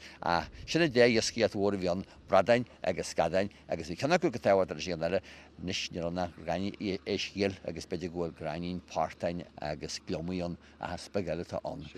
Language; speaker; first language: Irish; native; Irish